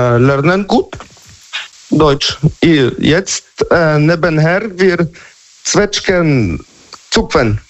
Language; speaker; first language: German; non-native, learner; Polish